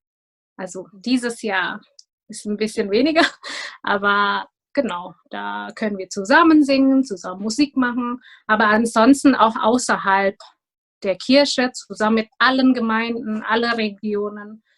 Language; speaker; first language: German; non-native, fluent; Indonesian